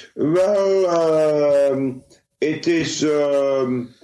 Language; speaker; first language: English; non-native, fluent; Dutch